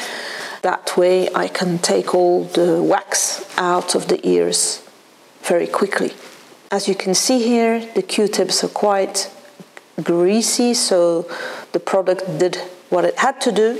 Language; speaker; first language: English; non-native, fluent; Dutch